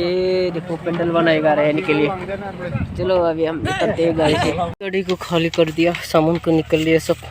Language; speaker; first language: Hindi; non-native, local second language; Bodo